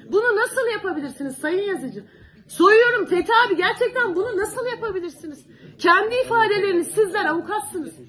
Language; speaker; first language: Turkish; native; Turkish